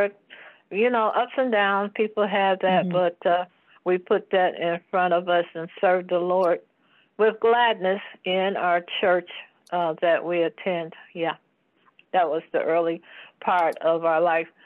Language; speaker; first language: English; native; English